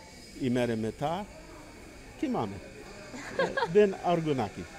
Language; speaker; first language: Greek; non-native, learner; English